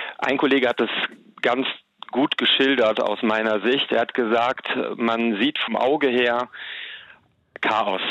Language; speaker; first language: German; native; German